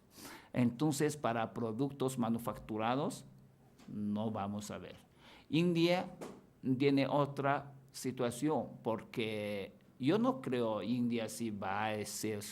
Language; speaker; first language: Spanish; non-native, fluent; Chinese